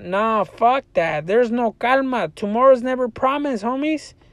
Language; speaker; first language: English; early bilingual, other home language; Spanish